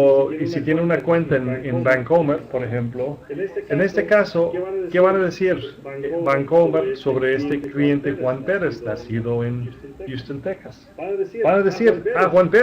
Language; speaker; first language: Spanish; non-native, fluent; English